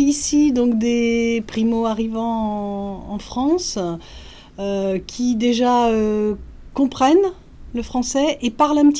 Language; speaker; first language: French; native; French